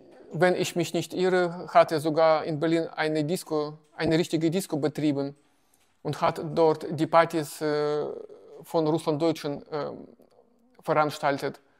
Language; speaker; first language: German; non-native, fluent; Russian